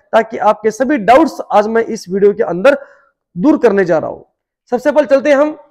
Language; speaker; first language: Hindi; non-native, local second language; Marathi